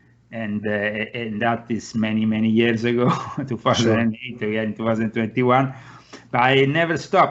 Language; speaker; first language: English; non-native, fluent; Italian